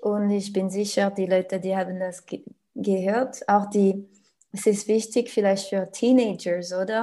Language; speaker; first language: German; non-native, learner; French